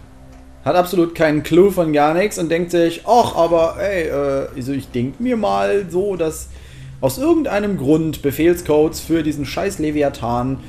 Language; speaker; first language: German; native; German